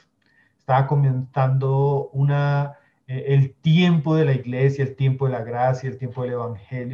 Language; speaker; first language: Spanish; native; Spanish